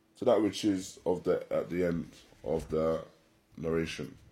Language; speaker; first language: English; native; English